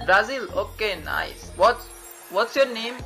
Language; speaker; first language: English; non-native, local second language; Hindi